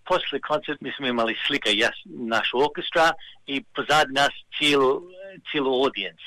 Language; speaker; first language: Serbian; early bilingual, heritage; Serbian